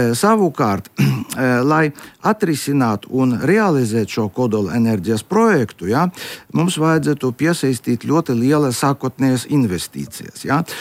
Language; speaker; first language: Latvian; non-native, local second language; Russian